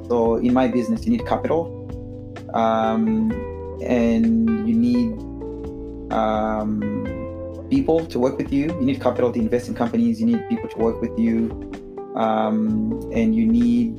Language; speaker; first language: English; non-native, local second language; Shona